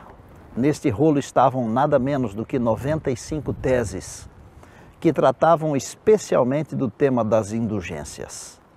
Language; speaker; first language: Portuguese; native; Portuguese